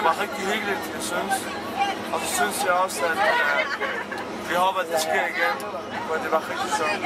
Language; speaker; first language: Danish; early bilingual, other home language; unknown